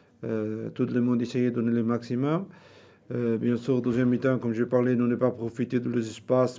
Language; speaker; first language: French; non-native, learner; Portuguese